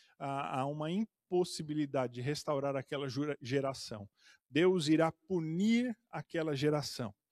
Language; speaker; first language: Portuguese; native; Portuguese